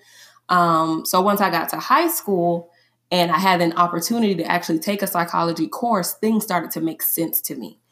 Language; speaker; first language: English; native; English